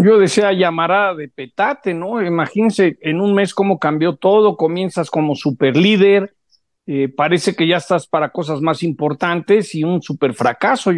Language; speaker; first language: Spanish; native; Spanish